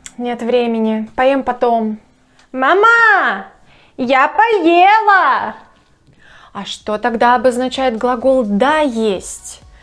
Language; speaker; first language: Russian; native; Russian